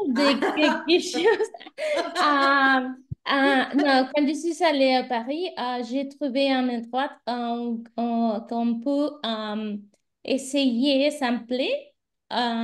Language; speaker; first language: French; non-native, learner; Spanish